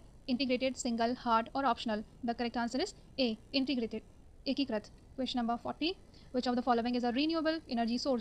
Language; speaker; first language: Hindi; native; Hindi